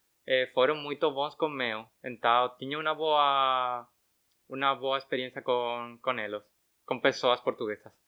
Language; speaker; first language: Portuguese; non-native, learner; Spanish